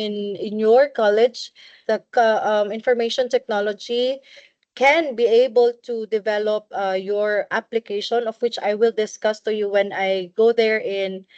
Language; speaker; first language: English; non-native, local second language; Cebuano